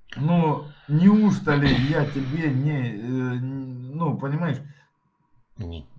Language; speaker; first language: Russian; native; Russian